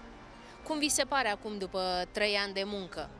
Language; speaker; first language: Romanian; native; Romanian